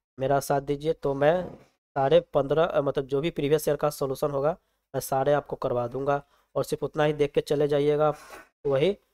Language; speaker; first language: Hindi; native; Hindi